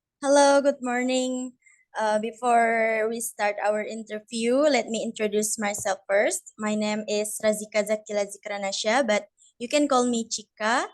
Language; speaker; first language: English; non-native, learner; Indonesian